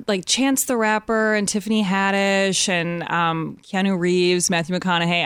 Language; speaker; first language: English; native; English